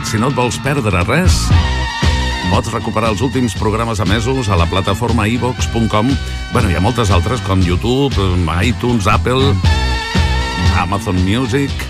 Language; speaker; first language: Catalan; native; Catalan